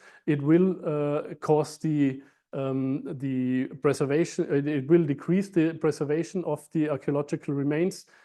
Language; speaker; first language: English; non-native, fluent; German